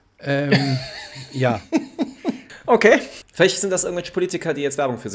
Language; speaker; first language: German; native; German